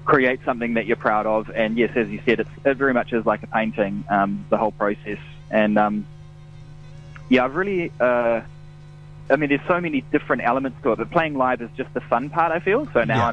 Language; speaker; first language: English; native; English